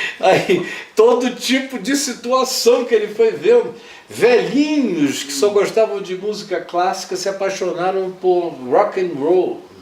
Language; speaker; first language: Portuguese; native; Portuguese